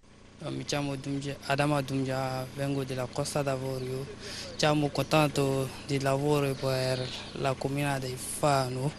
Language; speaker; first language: Italian; non-native, learner; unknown